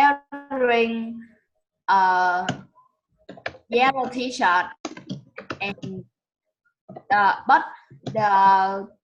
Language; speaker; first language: English; non-native, learner; Vietnamese